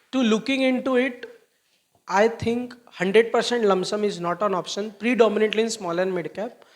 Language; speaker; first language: English; non-native, local second language; Marathi